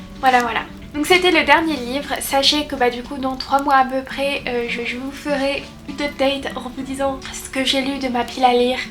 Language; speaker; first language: French; native; French